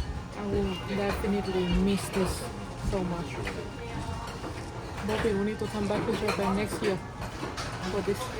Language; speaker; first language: English; non-native, fluent; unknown